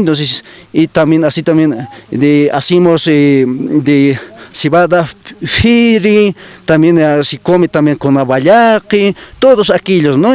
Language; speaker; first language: Spanish; non-native, local second language; Aymara